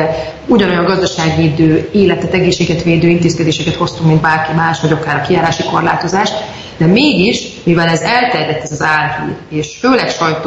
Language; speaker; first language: Hungarian; native; Hungarian